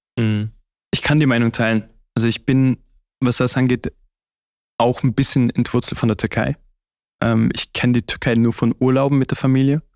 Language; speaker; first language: German; early bilingual, other home language; Turkish